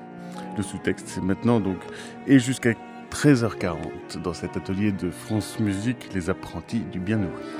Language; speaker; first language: French; native; French